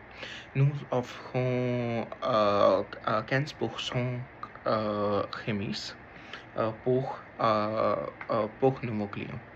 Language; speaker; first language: French; non-native, learner; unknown